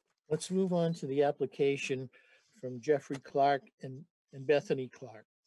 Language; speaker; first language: English; native; English